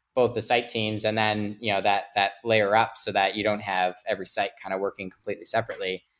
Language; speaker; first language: English; native; English